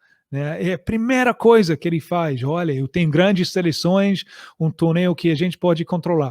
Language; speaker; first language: Portuguese; non-native, fluent; English